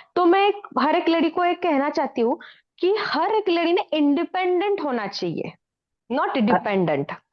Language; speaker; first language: Hindi; non-native, local second language; Marathi